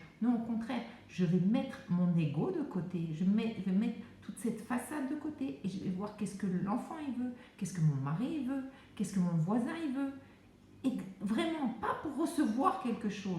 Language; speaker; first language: French; native; French